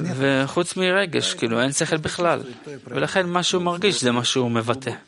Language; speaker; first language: Hebrew; non-native, fluent; Russian